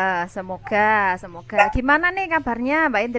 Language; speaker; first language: Indonesian; native; Indonesian